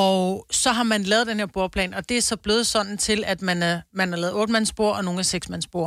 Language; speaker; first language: Danish; native; Danish